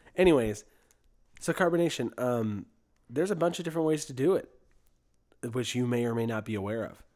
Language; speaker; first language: English; native; English